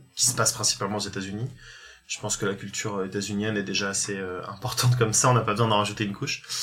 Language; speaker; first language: French; native; French